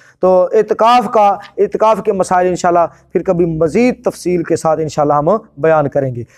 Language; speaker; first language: Urdu; non-native, local second language; Punjabi